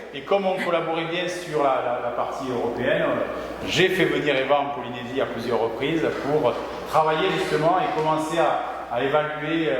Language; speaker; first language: French; native; French